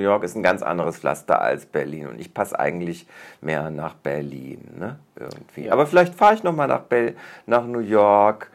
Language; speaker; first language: German; native; German